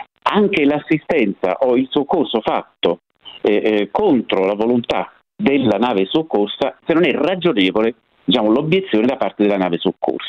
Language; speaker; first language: Italian; native; Italian